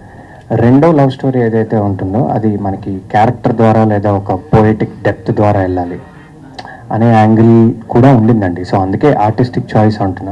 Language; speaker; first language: Telugu; native; Telugu